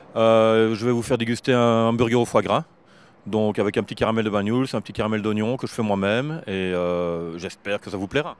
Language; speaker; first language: French; native; French